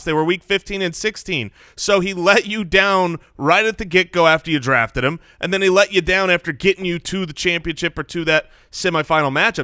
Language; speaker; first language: English; native; English